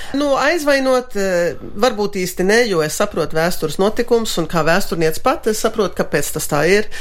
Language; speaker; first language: Latvian; early bilingual, heritage; Latvian